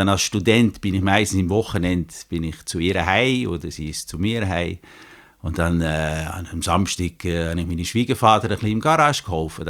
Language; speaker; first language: German; non-native, fluent; Dutch